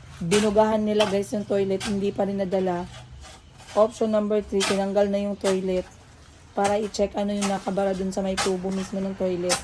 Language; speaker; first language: Filipino; non-native, local second language; Cebuano